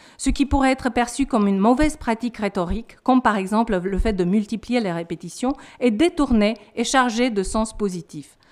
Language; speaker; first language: French; non-native, fluent; Romanian